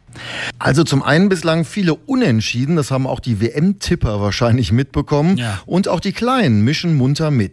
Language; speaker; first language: German; native; German